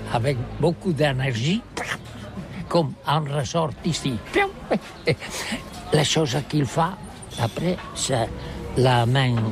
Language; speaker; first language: French; non-native, learner; Catalan